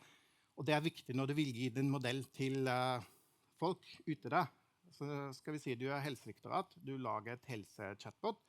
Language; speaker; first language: Norwegian; non-native, fluent; German